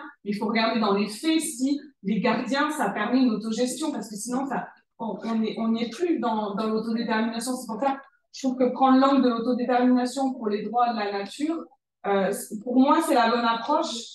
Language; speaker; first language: French; native; French